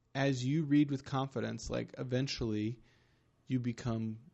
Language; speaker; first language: English; native; English